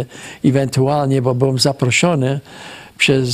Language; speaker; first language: Polish; early bilingual, heritage; Polish